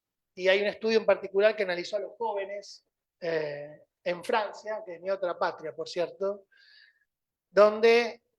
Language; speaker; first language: Spanish; native; Spanish